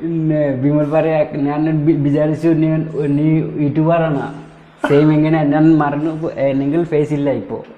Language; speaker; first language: Malayalam; non-native, learner; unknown